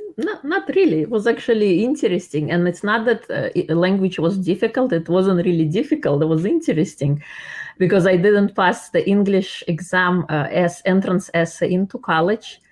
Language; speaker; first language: English; non-native, fluent; Russian